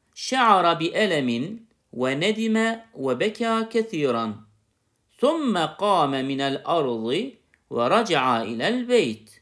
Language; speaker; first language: Arabic; non-native, fluent; Turkish